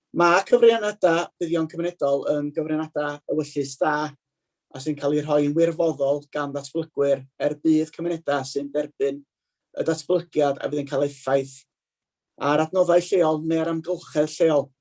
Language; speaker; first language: Welsh; native; Welsh